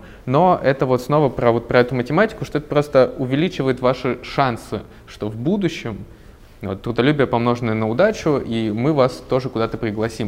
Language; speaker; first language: Russian; native; Russian